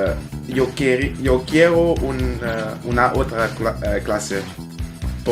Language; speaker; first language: Spanish; non-native, learner; French